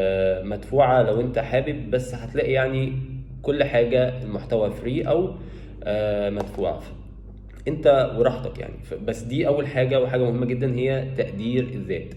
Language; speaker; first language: Arabic; native; Arabic